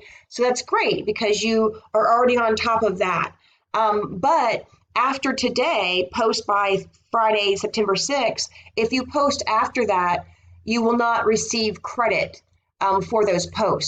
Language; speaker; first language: English; native; English